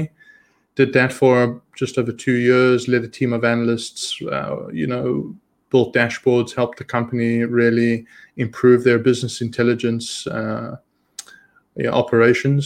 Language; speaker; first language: English; native; English